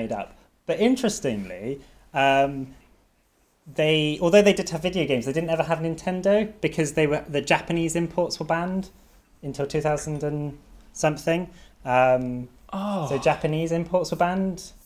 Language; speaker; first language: English; native; English